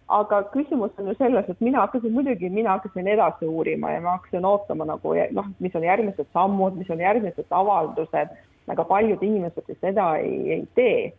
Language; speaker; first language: Estonian; non-native, local second language; Russian